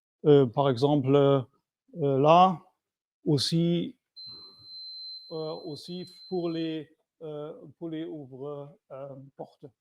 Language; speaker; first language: French; non-native, fluent; German